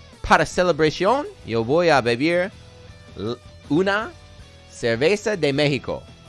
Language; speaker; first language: Spanish; non-native, learner; English